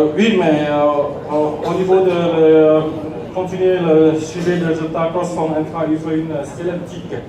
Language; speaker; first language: French; non-native, learner; Vietnamese